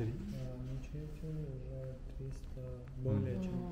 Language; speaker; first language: Russian; non-native, fluent; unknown